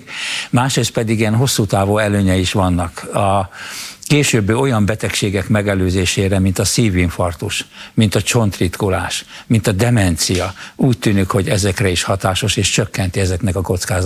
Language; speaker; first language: Hungarian; native; Hungarian